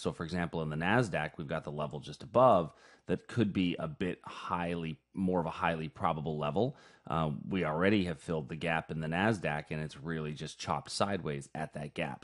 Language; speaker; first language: English; native; English